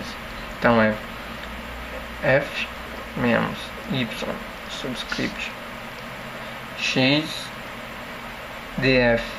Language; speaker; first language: Portuguese; native; Portuguese